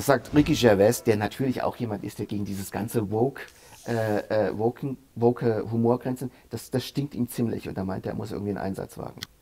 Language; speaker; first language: German; native; German